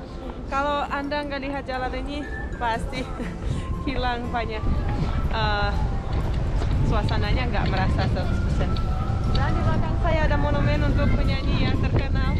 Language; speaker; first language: Indonesian; non-native, fluent; Russian